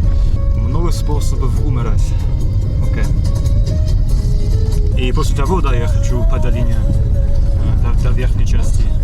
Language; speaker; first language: Russian; non-native, learner; English